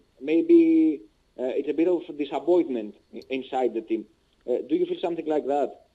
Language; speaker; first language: English; non-native, learner; Greek